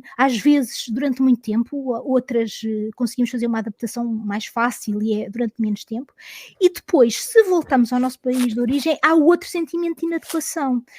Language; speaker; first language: Portuguese; native; Portuguese